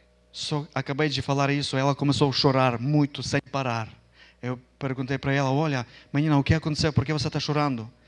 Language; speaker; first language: Portuguese; non-native, fluent; Ukrainian